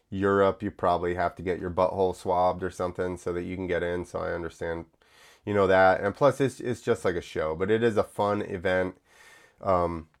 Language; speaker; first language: English; early bilingual, other home language; Italian